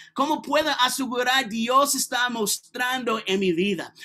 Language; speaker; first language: Spanish; non-native, learner; English